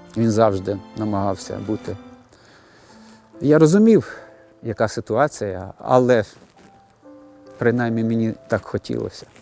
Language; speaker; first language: Ukrainian; native; Ukrainian